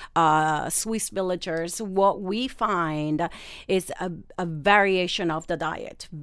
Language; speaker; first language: English; non-native, fluent; Italian